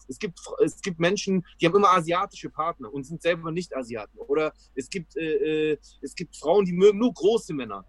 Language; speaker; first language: German; early bilingual, other home language; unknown